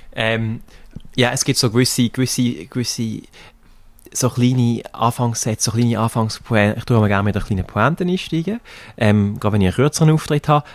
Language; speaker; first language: German; native; German